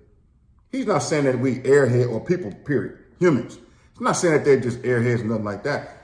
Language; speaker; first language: English; native; English